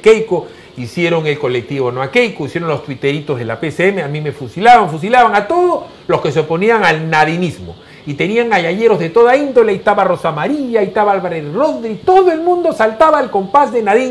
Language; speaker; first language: Spanish; native; Spanish